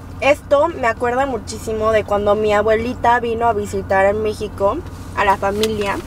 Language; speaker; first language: Spanish; early bilingual, other home language; Korean